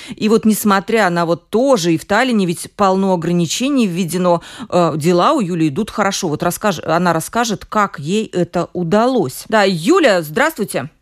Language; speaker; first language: Russian; native; Russian